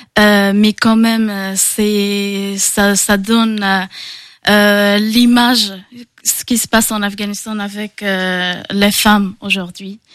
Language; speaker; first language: French; non-native, fluent; Persian